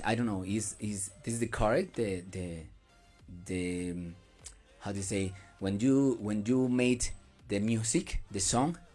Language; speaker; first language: English; non-native, learner; Spanish